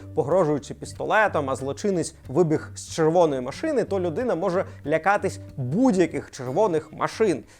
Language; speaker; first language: Ukrainian; non-native, local second language; Russian